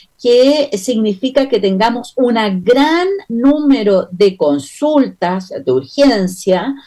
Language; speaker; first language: Spanish; native; Spanish